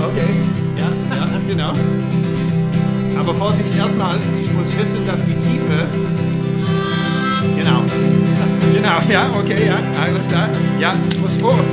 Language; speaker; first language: German; non-native, learner; English